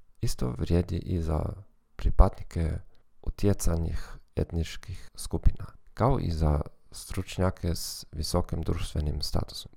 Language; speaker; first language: Croatian; early bilingual, heritage; German